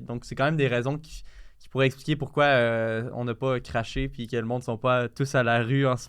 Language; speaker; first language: French; native; French